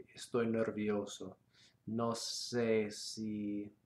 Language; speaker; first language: Spanish; non-native, learner; English